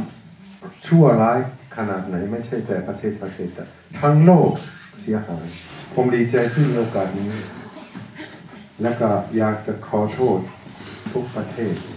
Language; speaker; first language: Thai; non-native, fluent; German